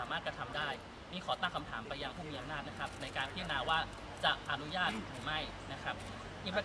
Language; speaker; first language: Thai; native; Thai